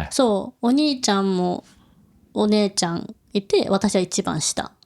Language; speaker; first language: Japanese; native; Japanese